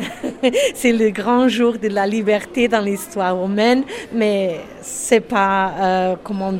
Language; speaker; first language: French; non-native, learner; German